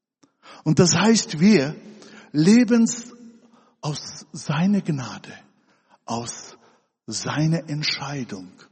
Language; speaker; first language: German; non-native, fluent; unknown